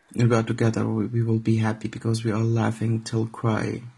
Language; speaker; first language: English; non-native, fluent; Arabic